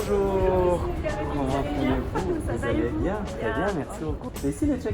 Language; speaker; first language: French; non-native, learner; Portuguese